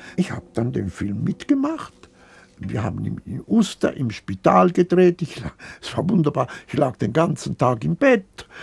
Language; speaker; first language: German; early bilingual, other home language; Italian